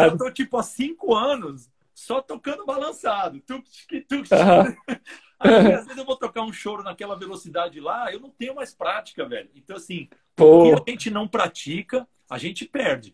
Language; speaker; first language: Portuguese; native; Portuguese